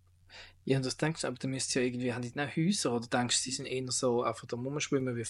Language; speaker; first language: German; native; German